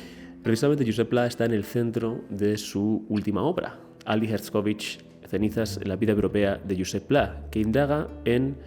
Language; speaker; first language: Spanish; native; Spanish